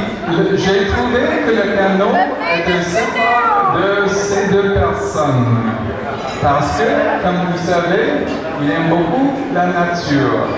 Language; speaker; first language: French; non-native, fluent; English